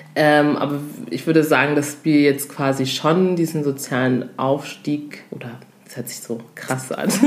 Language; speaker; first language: German; early bilingual, other home language; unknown